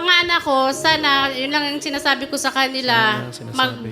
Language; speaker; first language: Filipino; native; Filipino